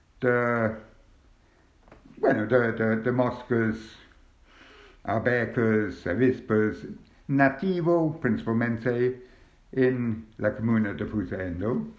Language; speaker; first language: Spanish; non-native, learner; English